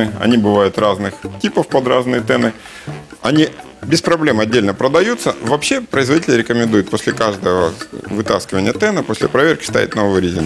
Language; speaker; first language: Russian; native; Russian